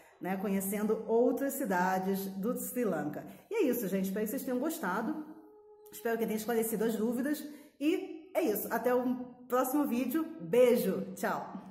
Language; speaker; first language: Portuguese; native; Portuguese